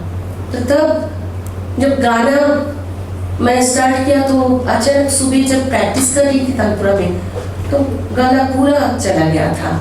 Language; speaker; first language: Hindi; non-native, local second language; Bangla